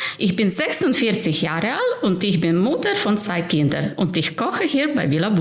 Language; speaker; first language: German; non-native, fluent; Ukrainian